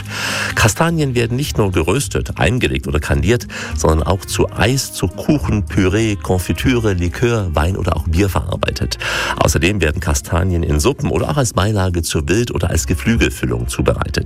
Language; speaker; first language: German; native; German